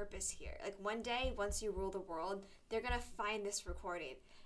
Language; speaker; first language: English; native; English